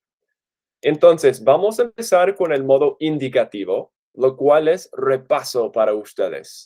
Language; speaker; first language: Spanish; non-native, fluent; English